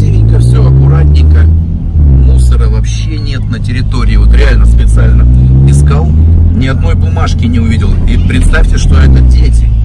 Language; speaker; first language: Russian; native; Russian